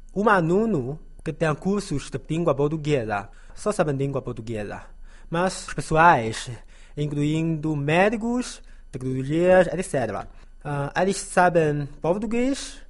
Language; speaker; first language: Portuguese; non-native, learner; Chinese